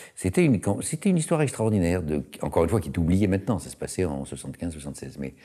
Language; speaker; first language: French; native; French